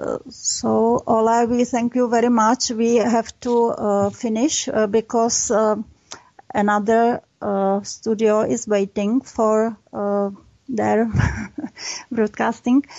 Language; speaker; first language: English; non-native, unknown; Czech